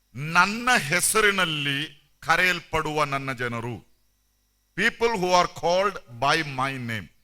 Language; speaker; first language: Kannada; non-native, local second language; Malayalam